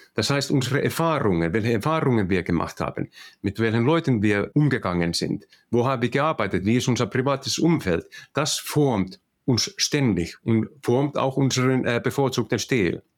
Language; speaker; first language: German; non-native, fluent; Finnish